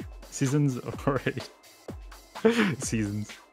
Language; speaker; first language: English; non-native, fluent; French